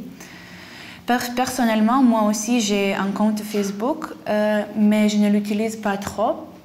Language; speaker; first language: French; non-native, fluent; Lithuanian